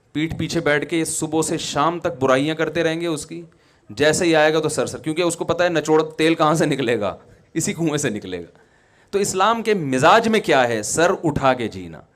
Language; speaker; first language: Urdu; native; Urdu